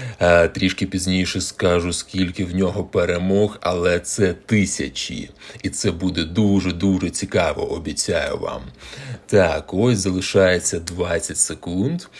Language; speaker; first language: Ukrainian; non-native, local second language; Russian